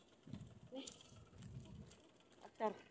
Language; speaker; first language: Indonesian; non-native, learner; Filipino